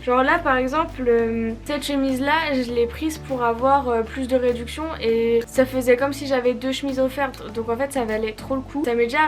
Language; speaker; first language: French; native; French